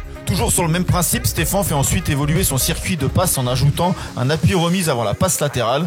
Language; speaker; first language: French; native; French